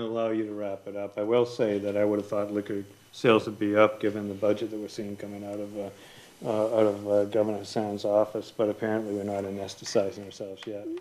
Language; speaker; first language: English; native; English